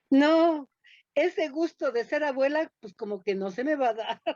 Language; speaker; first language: Spanish; native; Spanish